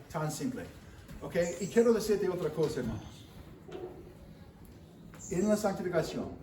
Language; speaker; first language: Spanish; non-native, fluent; English